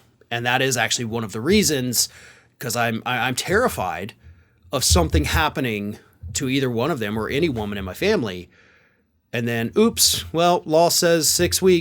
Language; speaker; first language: English; native; English